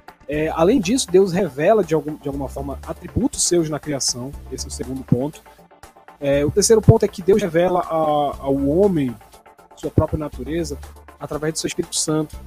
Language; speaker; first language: Portuguese; native; Portuguese